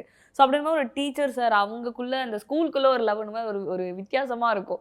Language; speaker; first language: Tamil; native; Tamil